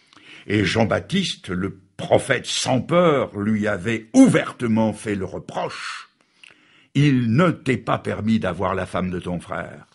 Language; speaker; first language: French; native; French